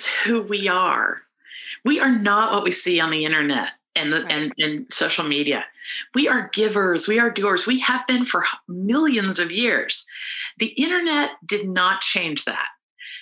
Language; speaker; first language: English; native; English